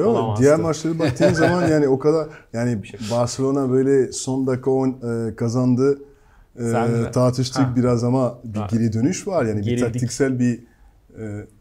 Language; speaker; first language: Turkish; non-native, fluent; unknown